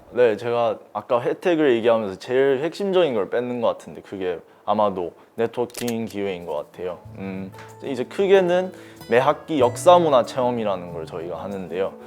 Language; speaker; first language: Korean; early bilingual, heritage; Korean